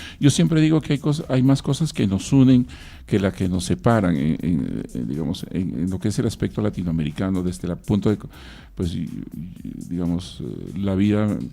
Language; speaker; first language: Spanish; native; Spanish